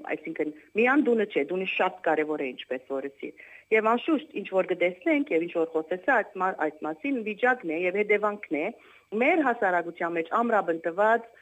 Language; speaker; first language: Armenian; native; Armenian